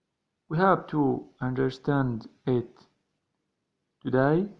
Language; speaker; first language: English; non-native, learner; Arabic